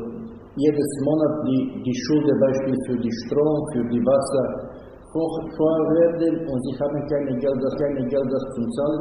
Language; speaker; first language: German; non-native, learner; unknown